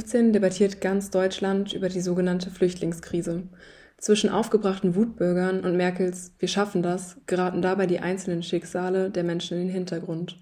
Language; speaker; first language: German; native; German